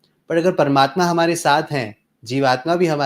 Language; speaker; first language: Hindi; native; Hindi